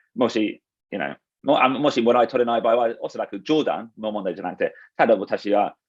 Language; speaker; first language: Japanese; non-native, fluent; English